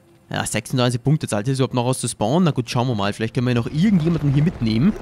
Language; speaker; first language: German; native; German